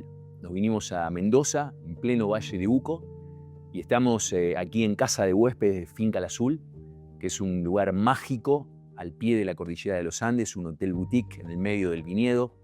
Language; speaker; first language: Spanish; native; Spanish